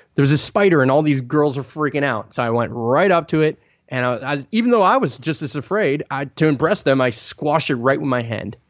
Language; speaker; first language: English; non-native, fluent; Italian